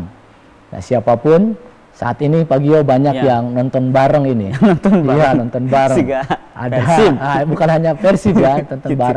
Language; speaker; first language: Indonesian; native; Indonesian